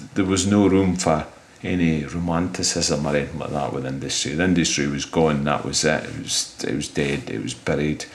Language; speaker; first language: English; native; English